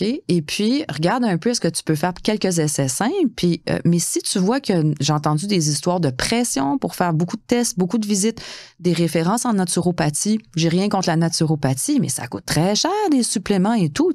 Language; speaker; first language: French; native; French